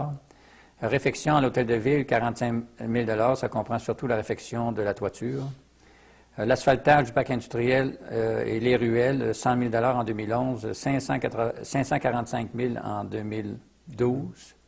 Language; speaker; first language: French; native; French